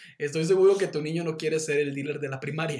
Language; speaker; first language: Spanish; native; Spanish